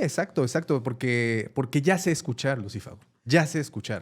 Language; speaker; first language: Spanish; native; Spanish